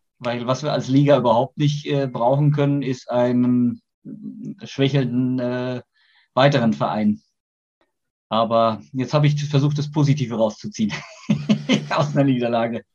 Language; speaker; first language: German; native; German